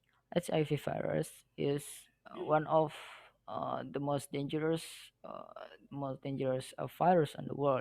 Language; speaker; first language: English; non-native, learner; Indonesian